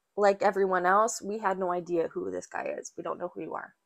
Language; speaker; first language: English; native; English